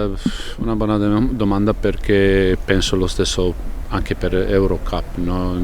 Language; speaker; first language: Italian; non-native, fluent; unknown